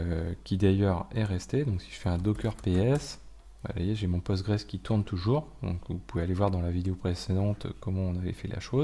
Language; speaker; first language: French; native; French